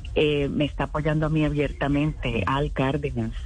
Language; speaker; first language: Spanish; native; Spanish